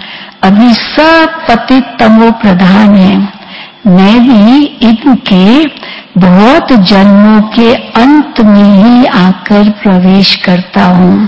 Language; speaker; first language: Hindi; native; Hindi